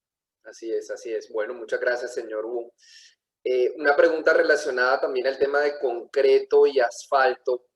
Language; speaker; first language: Spanish; native; Spanish